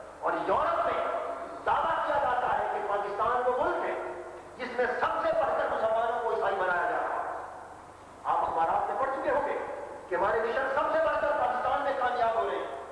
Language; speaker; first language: Urdu; non-native, local second language; Punjabi